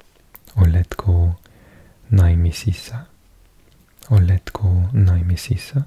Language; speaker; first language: Finnish; non-native, learner; English